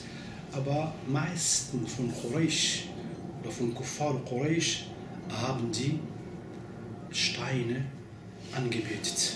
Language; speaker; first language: German; non-native, fluent; Arabic